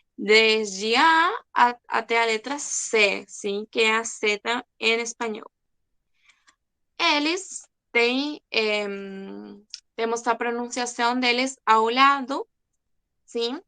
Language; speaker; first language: Portuguese; non-native, fluent; Spanish